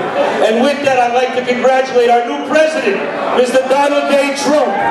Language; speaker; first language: English; native; English